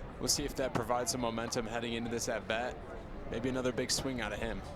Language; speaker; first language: English; native; English